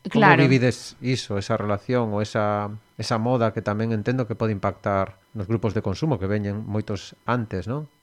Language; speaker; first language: Galician; non-native, local second language; Spanish